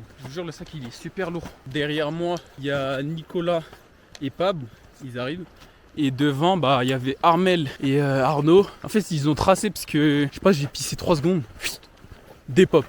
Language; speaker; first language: French; native; French